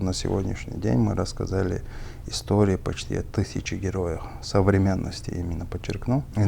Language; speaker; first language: Russian; non-native, local second language; Chechen